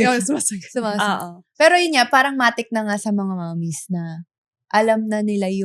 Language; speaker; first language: Filipino; native; Filipino